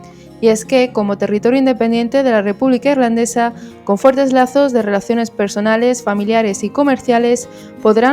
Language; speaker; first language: Spanish; native; Spanish